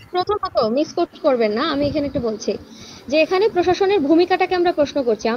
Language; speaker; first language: Bangla; native; Bangla